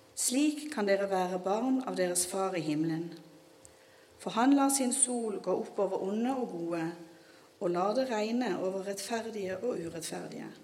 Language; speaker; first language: Norwegian; native; Norwegian